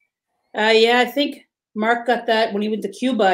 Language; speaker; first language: English; native; English